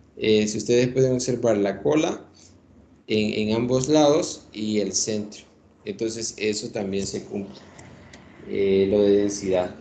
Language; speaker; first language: Spanish; native; Spanish